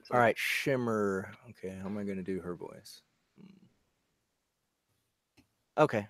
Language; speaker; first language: English; native; English